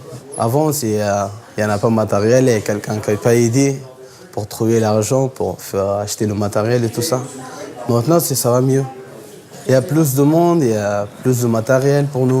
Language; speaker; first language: French; non-native, learner; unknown